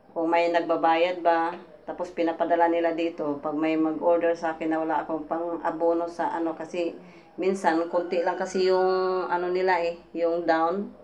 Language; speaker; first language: Filipino; non-native, local second language; Masbatenyo